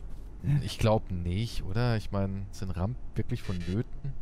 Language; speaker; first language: German; native; German